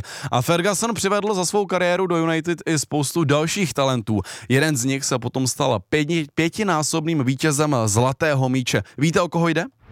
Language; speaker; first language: Czech; native; Czech